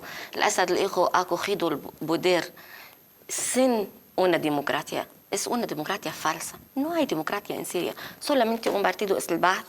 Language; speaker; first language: Spanish; non-native, learner; Arabic